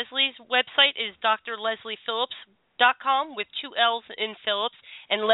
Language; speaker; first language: English; native; English